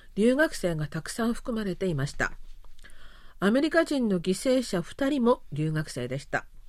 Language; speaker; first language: Japanese; non-native, fluent; Korean